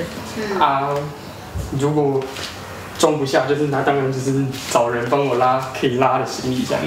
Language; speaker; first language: Chinese; native; Chinese